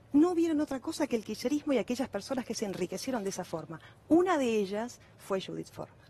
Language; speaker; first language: Spanish; native; Spanish